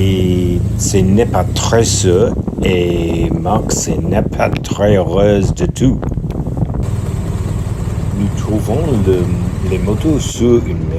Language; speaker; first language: French; non-native, learner; English